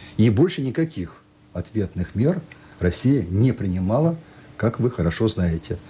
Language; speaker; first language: Russian; native; Russian